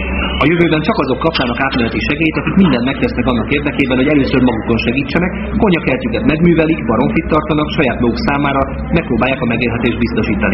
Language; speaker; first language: Hungarian; native; Hungarian